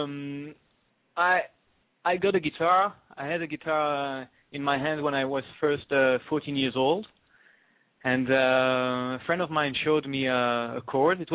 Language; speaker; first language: English; non-native, fluent; French